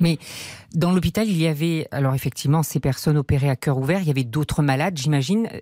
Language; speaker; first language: French; native; French